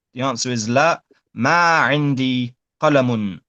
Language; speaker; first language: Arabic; non-native, fluent; English